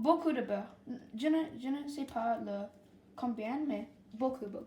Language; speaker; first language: French; non-native, learner; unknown